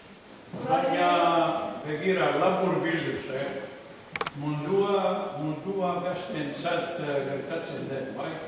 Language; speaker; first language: Basque; non-native, learner; Croatian